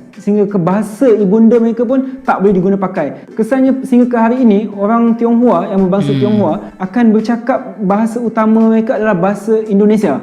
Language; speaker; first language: Malay; native; Malay